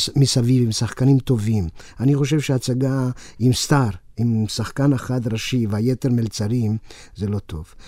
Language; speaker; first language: Hebrew; non-native, fluent; Romanian